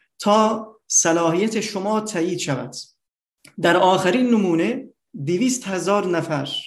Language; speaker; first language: Persian; non-native, fluent; Turkish